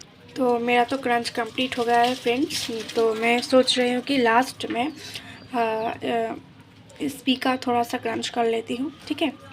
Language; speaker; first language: Hindi; non-native, local second language; Bangla